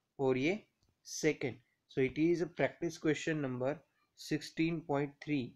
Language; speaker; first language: Hindi; non-native, local second language; Gujarati